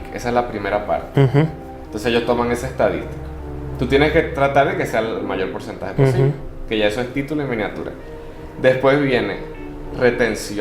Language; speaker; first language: Spanish; native; Spanish